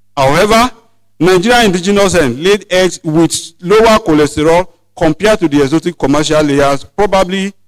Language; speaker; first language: English; non-native, local second language; Yoruba